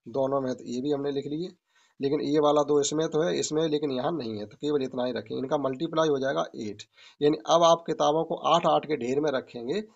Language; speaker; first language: Hindi; native; Hindi